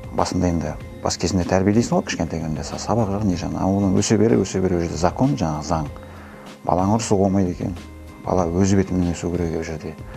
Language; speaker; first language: Kazakh; non-native, local second language; Russian